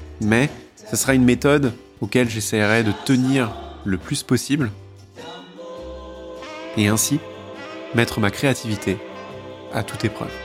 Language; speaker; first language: French; native; French